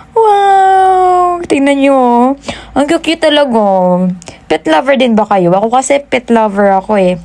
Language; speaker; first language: Filipino; non-native, local second language; Hiligaynon